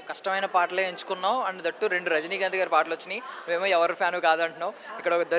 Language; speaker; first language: Telugu; native; Telugu